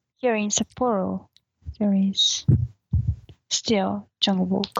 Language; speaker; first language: English; non-native, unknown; Japanese